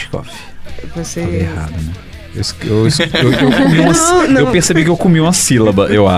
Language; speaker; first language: Portuguese; native; Portuguese